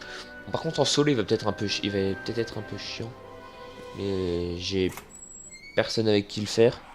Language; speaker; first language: French; native; French